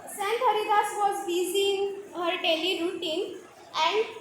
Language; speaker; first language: English; non-native, local second language; Marathi